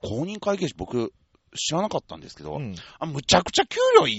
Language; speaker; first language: Japanese; native; Japanese